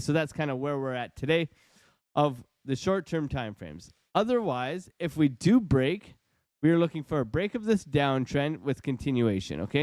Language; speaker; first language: English; native; English